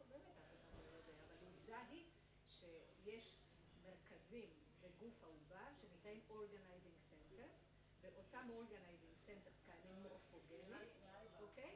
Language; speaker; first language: Hebrew; native; Hebrew